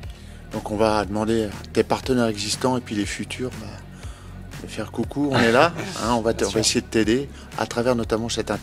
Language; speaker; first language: French; native; French